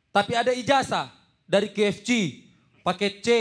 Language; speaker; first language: Indonesian; native; Indonesian